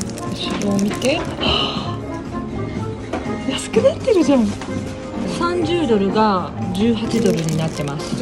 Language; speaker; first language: Japanese; native; Japanese